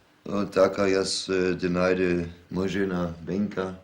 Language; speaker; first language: Macedonian; non-native, learner; German